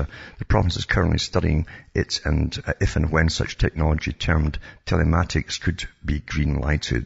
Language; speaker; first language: English; native; English